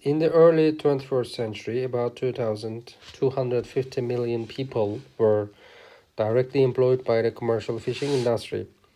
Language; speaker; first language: English; non-native, fluent; Turkish